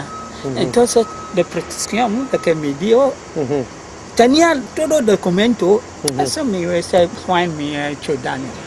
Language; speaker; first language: Spanish; non-native, learner; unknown